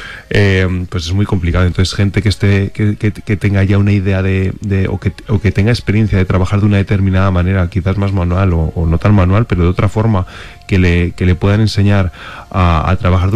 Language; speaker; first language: Spanish; native; Spanish